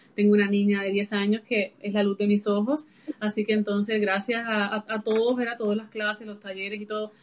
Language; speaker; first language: Spanish; native; Spanish